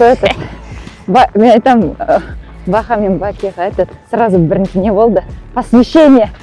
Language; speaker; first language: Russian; non-native, local second language; Kazakh